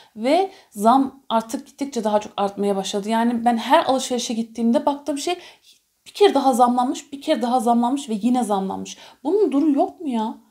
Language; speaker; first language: Turkish; early bilingual, heritage; Turkish